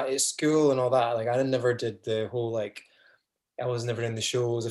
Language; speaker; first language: English; native; English